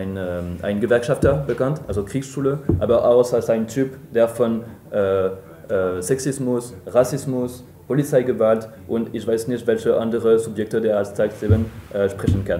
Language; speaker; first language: German; non-native, fluent; French